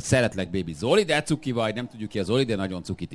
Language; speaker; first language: Hungarian; native; Hungarian